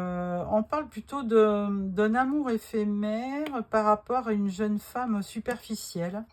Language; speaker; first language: French; native; French